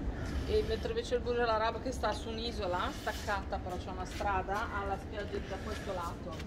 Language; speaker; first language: Italian; native; Italian